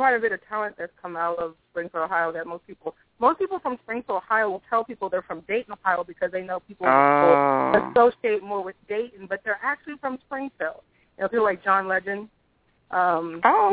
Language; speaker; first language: English; native; English